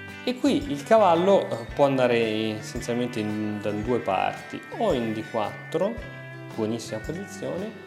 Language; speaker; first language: Italian; native; Italian